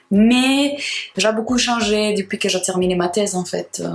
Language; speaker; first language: French; non-native, fluent; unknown